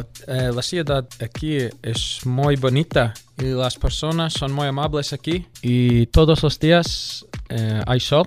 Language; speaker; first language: Spanish; non-native, learner; English